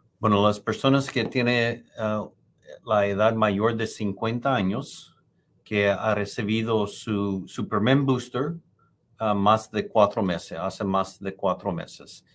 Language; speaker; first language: Spanish; non-native, fluent; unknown